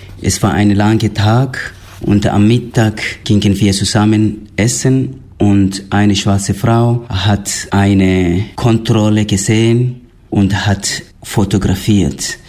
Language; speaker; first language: German; non-native, fluent; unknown